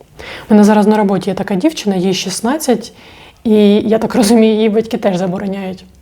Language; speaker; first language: Ukrainian; non-native, local second language; Russian